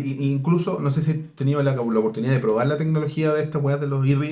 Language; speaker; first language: Spanish; native; Spanish